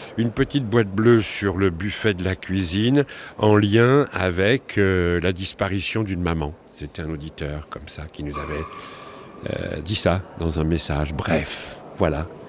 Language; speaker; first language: French; native; French